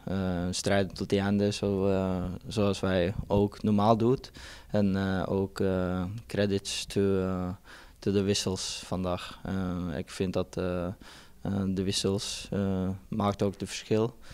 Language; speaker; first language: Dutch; non-native, fluent; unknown